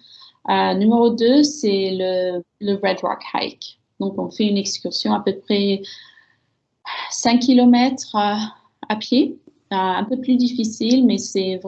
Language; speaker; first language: French; early bilingual, heritage; French